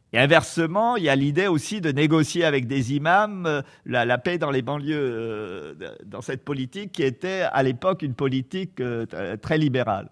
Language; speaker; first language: French; native; French